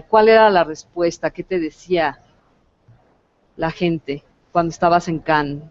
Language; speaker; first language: Spanish; native; Spanish